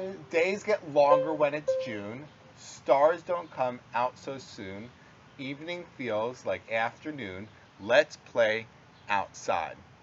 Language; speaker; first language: English; native; English